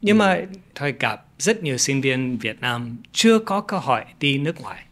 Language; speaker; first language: Vietnamese; non-native, fluent; English